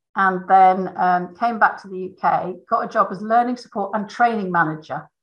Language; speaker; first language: English; native; English